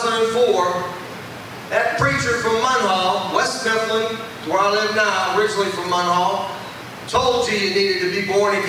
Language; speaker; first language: English; native; English